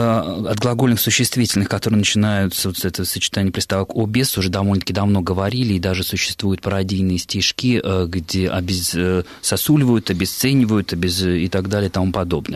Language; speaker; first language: Russian; native; Russian